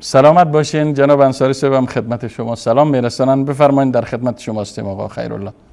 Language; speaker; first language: Persian; native; Persian